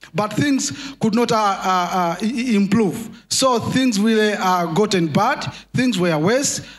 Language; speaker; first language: English; non-native, local second language; Nyanja